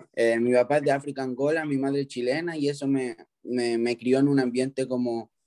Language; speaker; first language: Spanish; native; Spanish